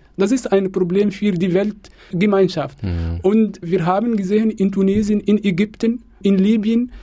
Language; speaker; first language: German; non-native, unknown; Arabic